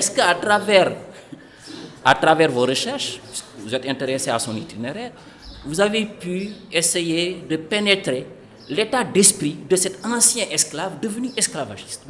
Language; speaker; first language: French; non-native, local second language; Fula